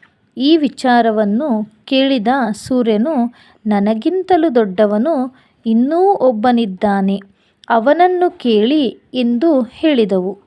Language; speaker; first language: Kannada; native; Kannada